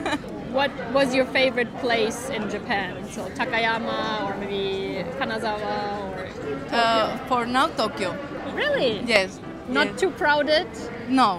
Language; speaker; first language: English; non-native, fluent; German